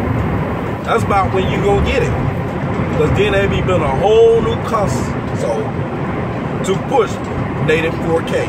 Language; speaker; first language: English; native; English